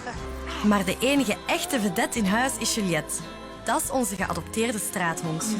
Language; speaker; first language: Dutch; native; Dutch